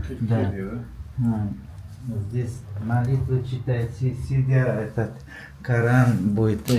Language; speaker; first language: Russian; non-native, learner; Uzbek